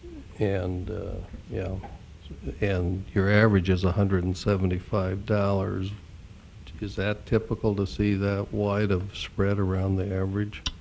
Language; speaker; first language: English; native; English